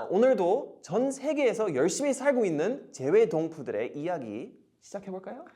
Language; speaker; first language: Korean; early bilingual, heritage; Korean